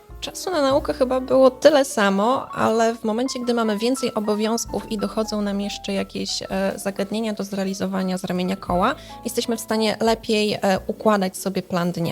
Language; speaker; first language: Polish; native; Polish